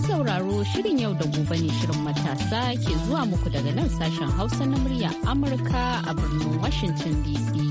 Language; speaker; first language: Hausa; native; Hausa